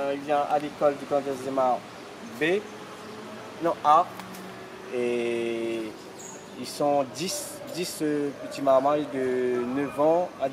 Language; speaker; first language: French; non-native, local second language; Réunion Creole French